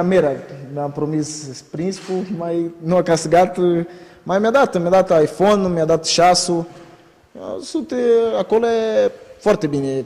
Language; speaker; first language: Romanian; non-native, learner; Portuguese